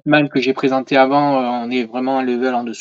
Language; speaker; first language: French; native; French